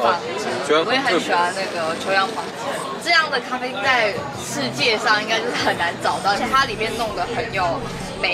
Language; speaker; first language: Chinese; native; Chinese